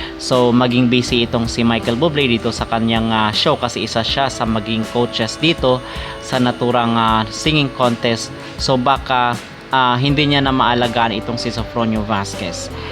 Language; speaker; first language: Filipino; native; Filipino